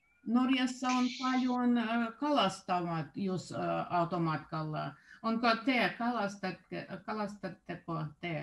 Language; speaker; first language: Finnish; non-native, learner; Russian